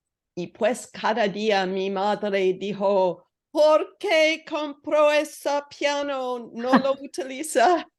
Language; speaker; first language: Spanish; non-native, learner; English